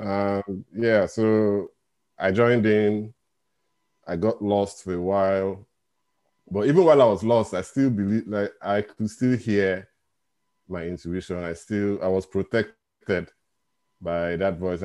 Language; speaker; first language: English; non-native, local second language; Igbo